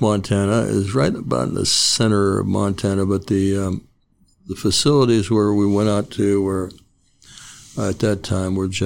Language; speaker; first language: English; native; English